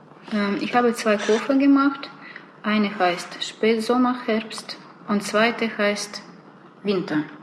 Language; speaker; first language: German; non-native, learner; Russian